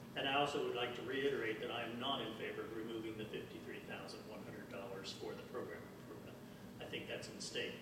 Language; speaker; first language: English; native; English